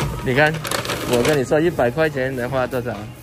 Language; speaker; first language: Chinese; non-native, local second language; Cantonese